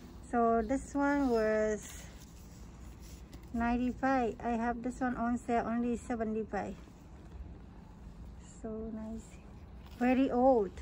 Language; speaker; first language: English; non-native, learner; Vietnamese